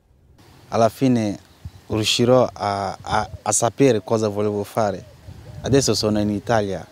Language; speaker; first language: Italian; non-native, learner; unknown